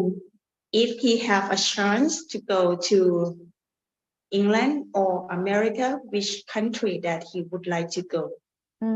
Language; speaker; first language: English; non-native, learner; Thai